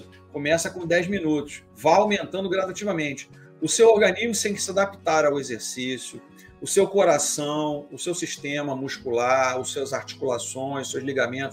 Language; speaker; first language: Portuguese; native; Portuguese